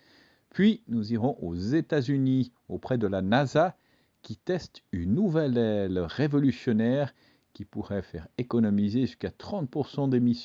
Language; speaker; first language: French; native; French